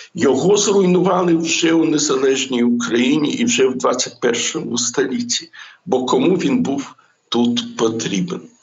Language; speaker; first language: Ukrainian; non-native, local second language; Russian